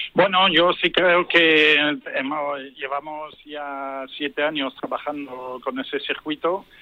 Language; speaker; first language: Spanish; non-native, fluent; French